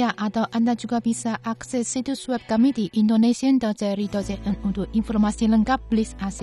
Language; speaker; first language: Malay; non-native, fluent; Chinese